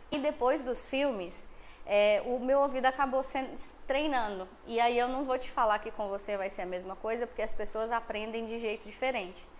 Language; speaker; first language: Portuguese; native; Portuguese